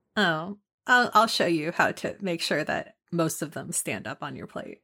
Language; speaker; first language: English; early bilingual, other home language; Spanish